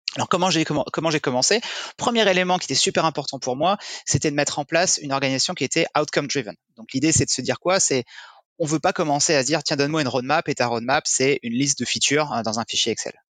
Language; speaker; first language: French; native; French